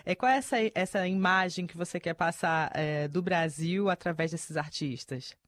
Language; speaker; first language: Portuguese; native; Portuguese